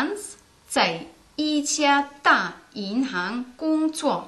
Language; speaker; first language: Chinese; non-native, learner; German